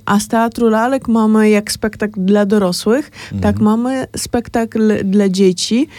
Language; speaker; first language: Polish; non-native, fluent; Ukrainian